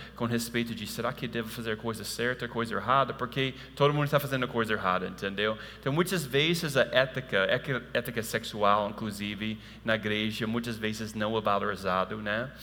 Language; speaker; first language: Portuguese; non-native, fluent; English